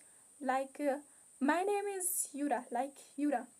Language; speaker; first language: English; non-native, local second language; Hindi